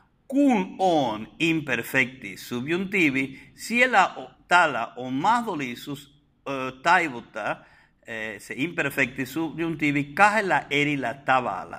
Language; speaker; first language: Finnish; non-native, fluent; Spanish